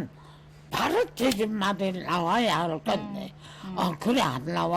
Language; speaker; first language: Korean; non-native, local second language; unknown